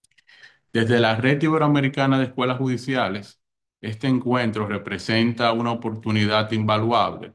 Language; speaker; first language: Spanish; native; Spanish